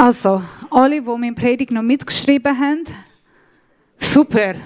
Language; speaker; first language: German; non-native, fluent; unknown